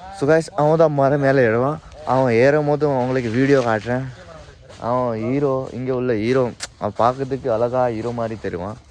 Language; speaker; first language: Tamil; non-native, learner; Nepali